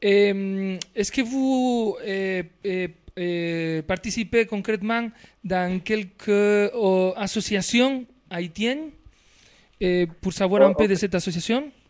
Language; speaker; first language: French; non-native, fluent; Spanish